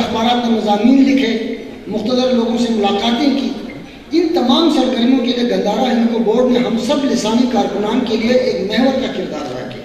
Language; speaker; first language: Urdu; non-native, local second language; Northern Hindko